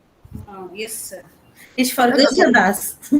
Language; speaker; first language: German; non-native, learner; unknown